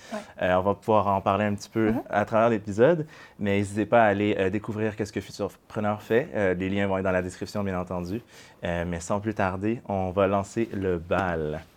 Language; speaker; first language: French; native; French